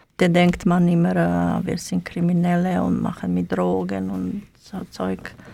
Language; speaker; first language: German; non-native, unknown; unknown